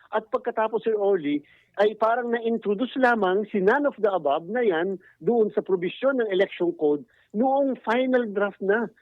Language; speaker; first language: Filipino; native; Filipino